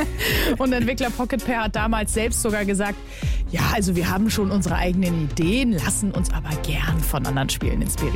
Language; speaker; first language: German; native; German